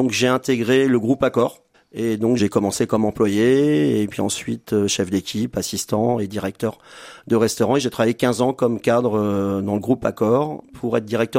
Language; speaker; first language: French; native; French